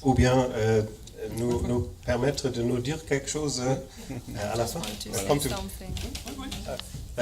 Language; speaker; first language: French; non-native, fluent; German